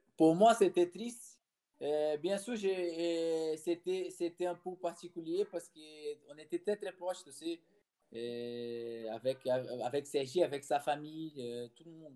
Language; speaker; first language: French; non-native, fluent; Portuguese